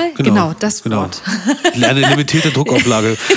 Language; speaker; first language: German; early bilingual, other home language; Albanian